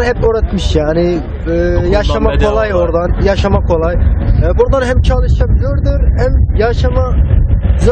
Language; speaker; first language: Turkish; non-native, learner; Arabic